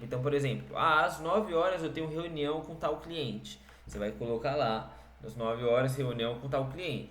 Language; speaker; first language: Portuguese; native; Portuguese